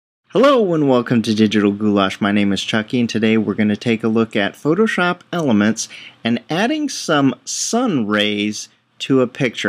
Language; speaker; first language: English; native; English